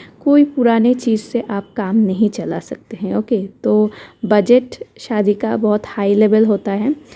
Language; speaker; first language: Hindi; non-native, local second language; Bangla